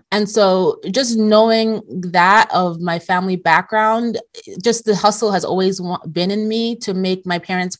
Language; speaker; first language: English; non-native, local second language; Yoruba